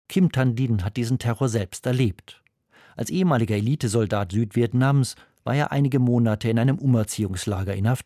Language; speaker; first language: German; native; German